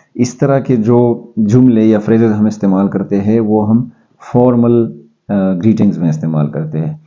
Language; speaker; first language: Urdu; non-native, local second language; Pashto